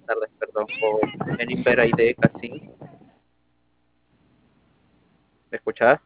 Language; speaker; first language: Spanish; native; Spanish